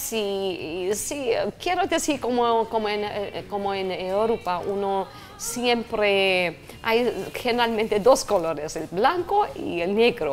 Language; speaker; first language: Spanish; non-native, fluent; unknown